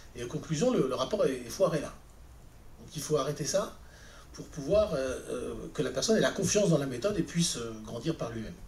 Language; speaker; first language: French; native; French